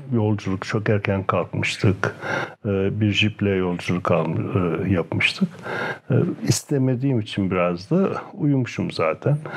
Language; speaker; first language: Turkish; native; Turkish